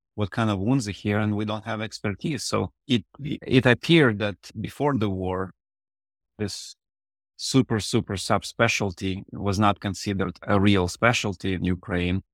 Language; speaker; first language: English; non-native, fluent; Russian